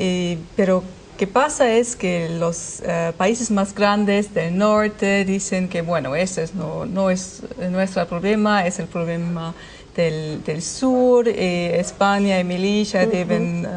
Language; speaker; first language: Spanish; non-native, fluent; German